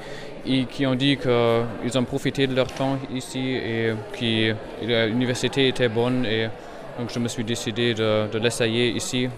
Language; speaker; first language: French; non-native, fluent; German